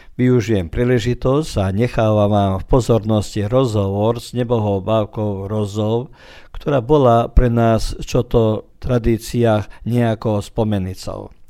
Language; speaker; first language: Slovak; early bilingual, heritage; Croatian